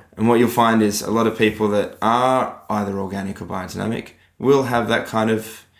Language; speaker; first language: English; native; English